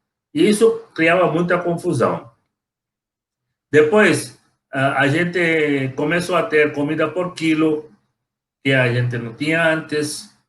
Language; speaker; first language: Portuguese; non-native, fluent; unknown